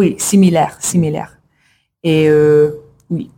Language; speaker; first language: French; non-native, learner; English